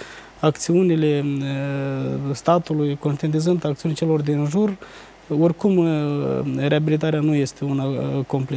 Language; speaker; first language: Romanian; native; Romanian